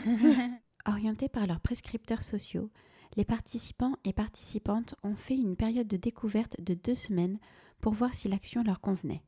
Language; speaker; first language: French; native; French